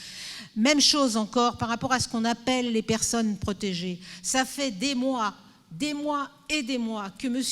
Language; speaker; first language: French; native; French